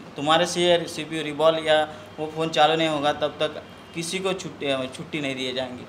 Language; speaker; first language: Hindi; non-native, local second language; Marathi